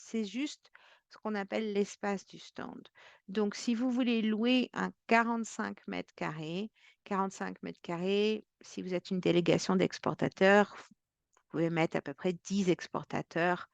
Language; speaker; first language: French; native; French